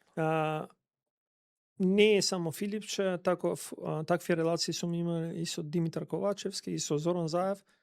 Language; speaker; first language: Macedonian; non-native, local second language; Albanian